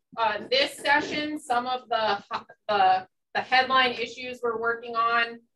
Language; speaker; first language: English; native; English